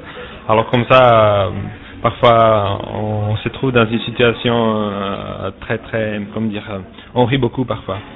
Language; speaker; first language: French; non-native, fluent; Czech